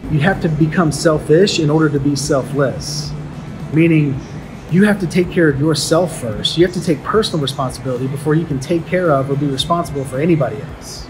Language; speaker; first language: English; native; English